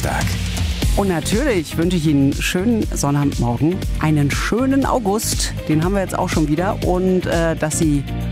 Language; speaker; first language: German; native; German